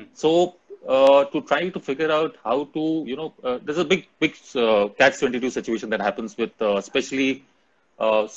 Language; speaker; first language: English; non-native, local second language; Hindi